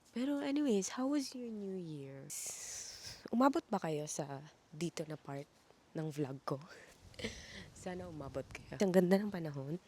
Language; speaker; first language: Filipino; non-native, local second language; Cebuano